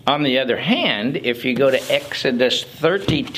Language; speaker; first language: English; native; English